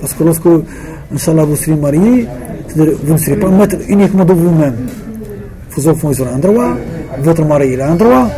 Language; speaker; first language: French; non-native, local second language; Arabic